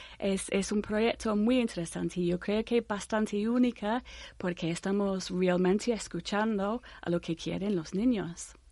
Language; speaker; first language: Spanish; non-native, fluent; English